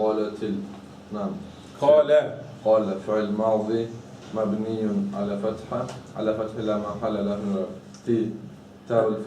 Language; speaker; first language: Arabic; non-native, learner; Chechen